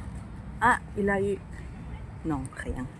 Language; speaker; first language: French; non-native, fluent; Thai